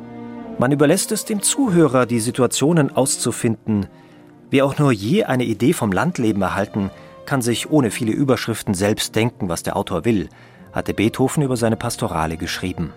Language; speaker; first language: German; native; German